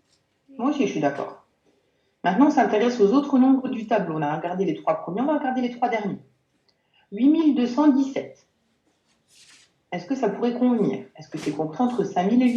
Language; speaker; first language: French; native; French